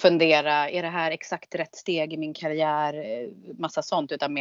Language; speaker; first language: Swedish; native; Swedish